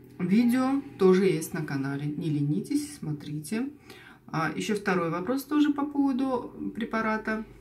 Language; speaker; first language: Russian; native; Russian